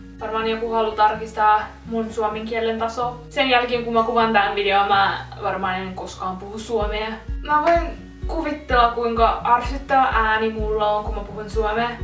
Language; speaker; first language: Finnish; non-native, fluent; Russian